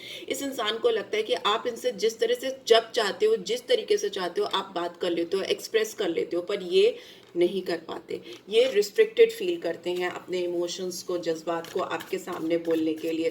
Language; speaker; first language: Hindi; native; Hindi